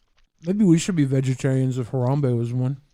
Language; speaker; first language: English; native; English